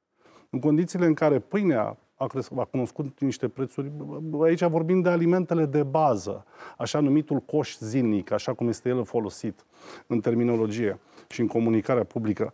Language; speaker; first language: Romanian; native; Romanian